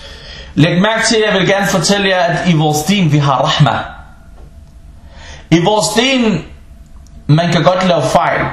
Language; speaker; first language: Danish; non-native, fluent; Arabic